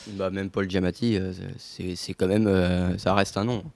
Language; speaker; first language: French; native; French